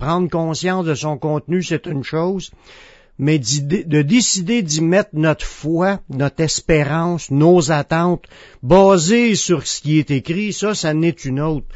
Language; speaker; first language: French; native; French